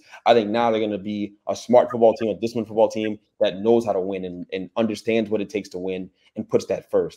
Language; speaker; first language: English; native; English